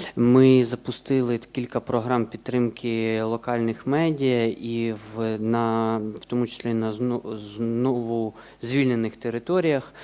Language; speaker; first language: Ukrainian; native; Ukrainian